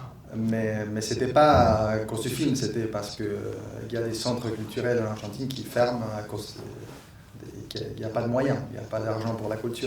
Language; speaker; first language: French; non-native, fluent; Spanish